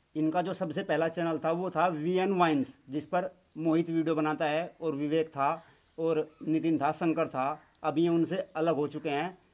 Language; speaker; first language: Hindi; native; Hindi